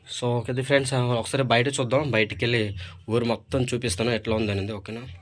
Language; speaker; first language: Telugu; non-native, local second language; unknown